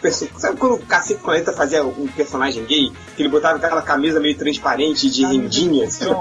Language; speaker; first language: Portuguese; native; Portuguese